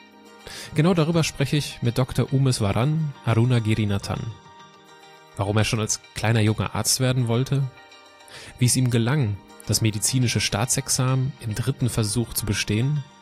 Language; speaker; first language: German; native; German